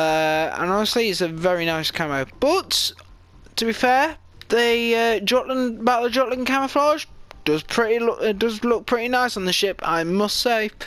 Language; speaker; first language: English; native; English